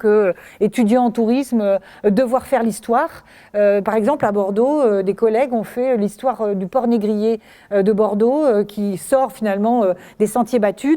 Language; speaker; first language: French; native; French